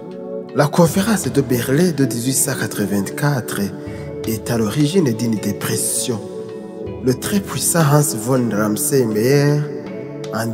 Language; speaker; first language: French; non-native, local second language; Rundi